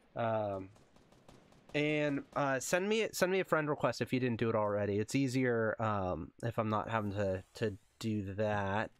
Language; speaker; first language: English; native; English